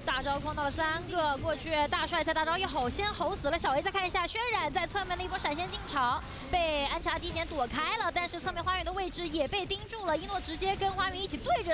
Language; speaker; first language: Chinese; native; Chinese